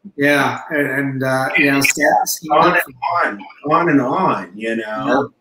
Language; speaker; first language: English; native; English